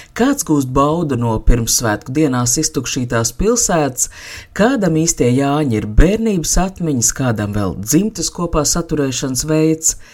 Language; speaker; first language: Latvian; native; Latvian